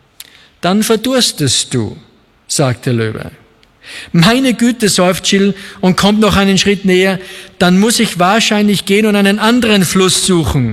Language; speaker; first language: German; native; German